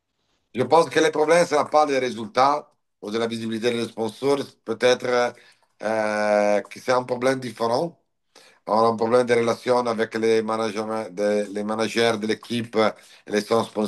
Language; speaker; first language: French; non-native, learner; Italian